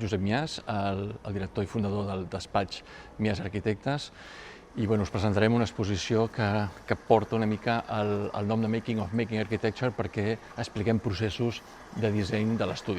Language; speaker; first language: Catalan; native; Catalan